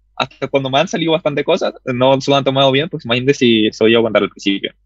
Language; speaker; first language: Spanish; early bilingual, other home language; Russian